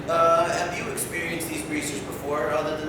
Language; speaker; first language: English; native; English